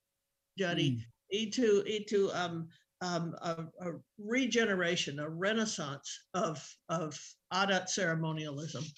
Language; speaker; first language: Indonesian; non-native, fluent; English